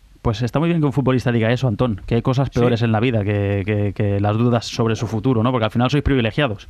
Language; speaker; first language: Spanish; native; Spanish